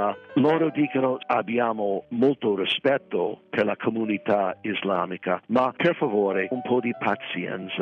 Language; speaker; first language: Italian; non-native, fluent; English